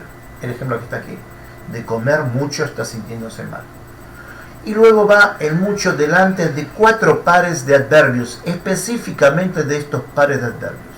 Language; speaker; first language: Spanish; non-native, fluent; Portuguese